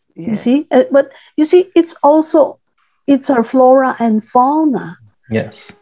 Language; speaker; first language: English; non-native, local second language; Cebuano